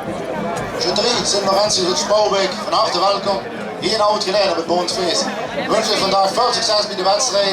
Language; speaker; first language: Dutch; native; Dutch